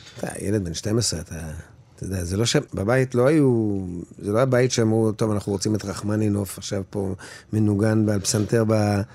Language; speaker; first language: Hebrew; native; Hebrew